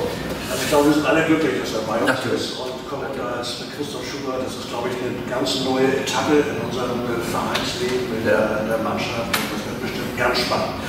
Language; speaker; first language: German; native; German